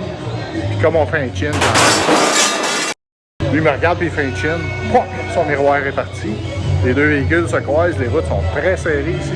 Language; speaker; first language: French; native; French